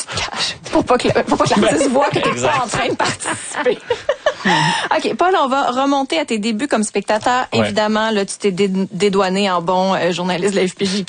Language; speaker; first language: French; native; French